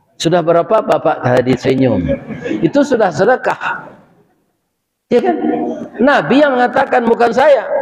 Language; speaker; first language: Malay; non-native, local second language; Minangkabau